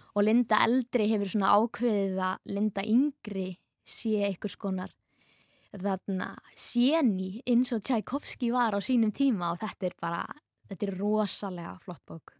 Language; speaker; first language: Icelandic; native; Icelandic